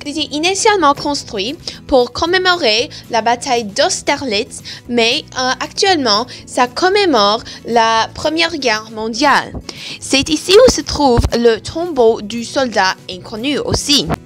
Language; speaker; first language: French; non-native, learner; English